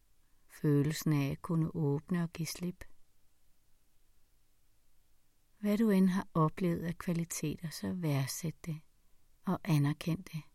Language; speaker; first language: Danish; native; Danish